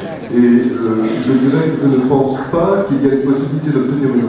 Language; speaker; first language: French; native; French